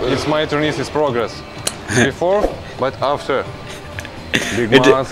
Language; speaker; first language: English; non-native, learner; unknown